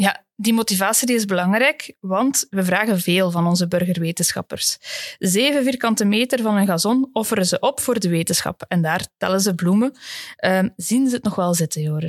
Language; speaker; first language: Dutch; native; Dutch